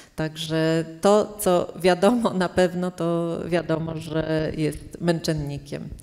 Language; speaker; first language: Polish; native; Polish